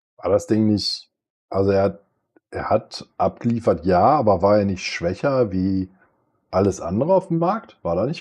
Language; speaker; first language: German; native; German